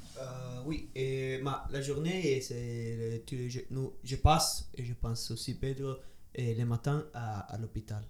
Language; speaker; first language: French; non-native, learner; Italian